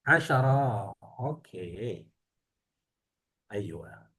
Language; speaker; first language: Arabic; non-native, fluent; Indonesian